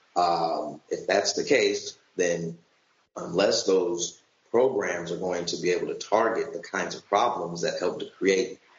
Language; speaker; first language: English; native; English